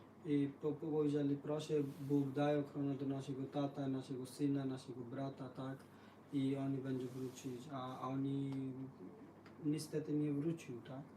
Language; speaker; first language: Polish; non-native, learner; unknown